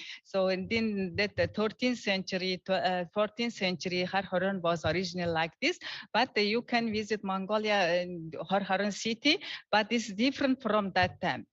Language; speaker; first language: English; non-native, learner; Mongolian